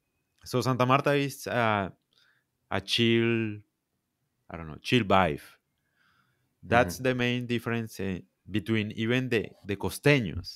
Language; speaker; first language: English; non-native, learner; Spanish